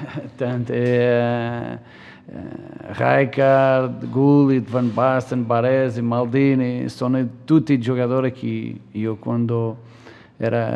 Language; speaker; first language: Italian; non-native, fluent; Portuguese